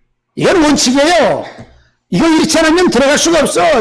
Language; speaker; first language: Korean; native; Korean